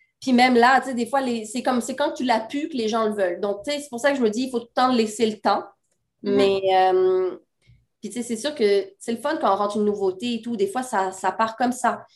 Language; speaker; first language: French; native; French